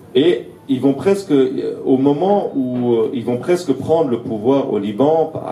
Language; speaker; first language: French; non-native, fluent; Arabic